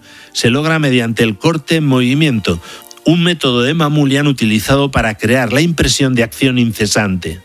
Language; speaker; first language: Spanish; native; Spanish